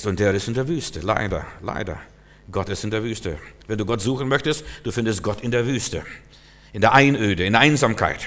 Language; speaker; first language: German; native; German